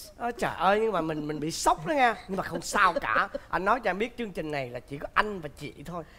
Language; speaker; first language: Vietnamese; native; Vietnamese